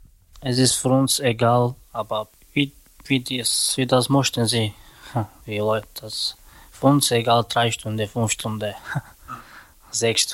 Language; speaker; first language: German; non-native, learner; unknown